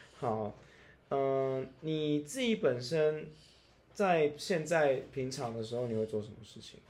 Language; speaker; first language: Chinese; native; Chinese